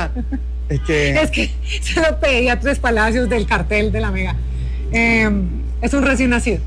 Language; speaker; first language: Spanish; native; Spanish